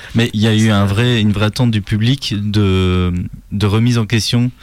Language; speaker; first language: French; native; French